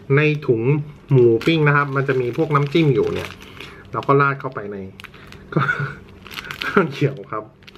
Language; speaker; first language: Thai; native; Thai